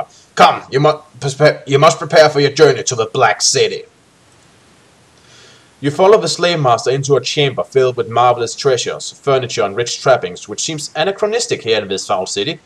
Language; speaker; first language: English; native; English